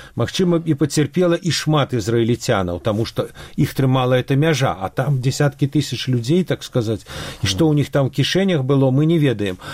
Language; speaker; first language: Belarusian; non-native, local second language; Russian